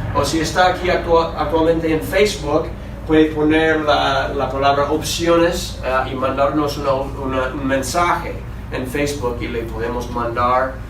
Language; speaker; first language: Spanish; non-native, fluent; English